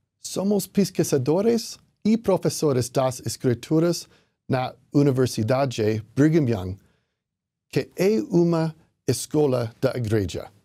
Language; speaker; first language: Portuguese; non-native, learner; English